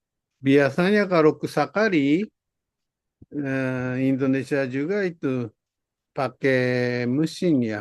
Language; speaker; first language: Indonesian; non-native, fluent; Japanese